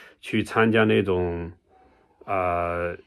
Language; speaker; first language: Chinese; native; Chinese